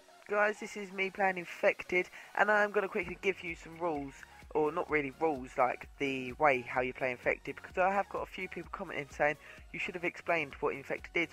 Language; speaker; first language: English; native; English